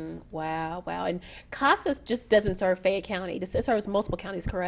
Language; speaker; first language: English; native; English